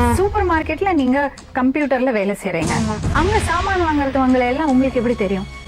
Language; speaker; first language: Tamil; native; Tamil